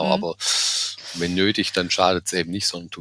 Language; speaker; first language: German; native; German